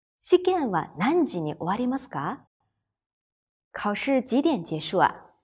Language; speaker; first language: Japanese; non-native, fluent; Chinese